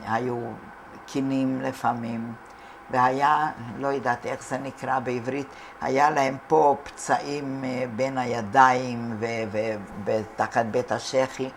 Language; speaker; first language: Hebrew; non-native, fluent; Hungarian